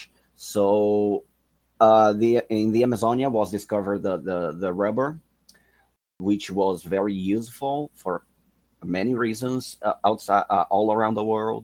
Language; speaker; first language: English; non-native, fluent; Portuguese